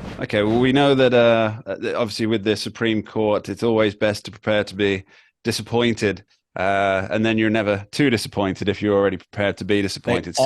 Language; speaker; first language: English; native; English